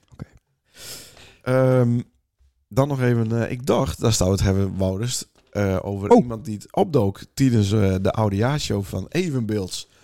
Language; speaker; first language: Dutch; native; Dutch